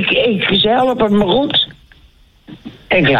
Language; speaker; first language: Dutch; native; Dutch